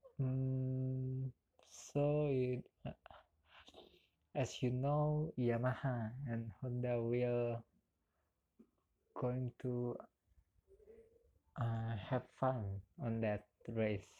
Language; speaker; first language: English; non-native, learner; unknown